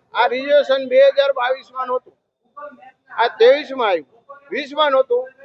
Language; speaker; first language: Gujarati; native; Gujarati